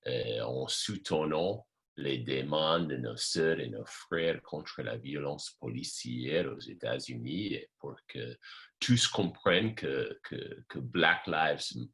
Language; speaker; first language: French; non-native, fluent; English